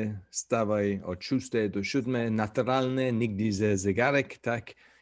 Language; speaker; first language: Polish; non-native, learner; English